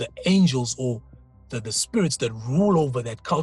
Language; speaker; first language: English; non-native, local second language; Zulu